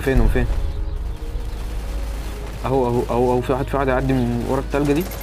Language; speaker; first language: Arabic; native; Arabic